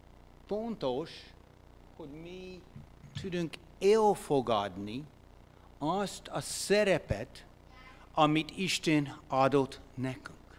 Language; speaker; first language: Hungarian; non-native, fluent; English